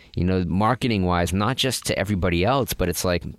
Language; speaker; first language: English; native; English